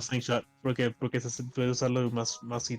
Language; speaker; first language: Spanish; early bilingual, heritage; English